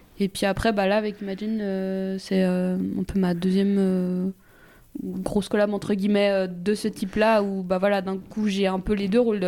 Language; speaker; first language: French; native; French